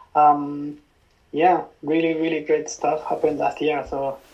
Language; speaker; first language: English; non-native, fluent; Spanish